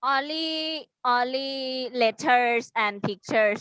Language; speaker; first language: English; non-native, fluent; Thai